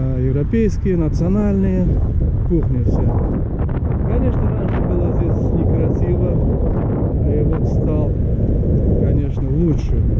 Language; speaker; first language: Russian; non-native, local second language; Uzbek